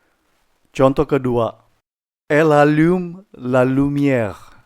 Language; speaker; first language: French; non-native, fluent; Indonesian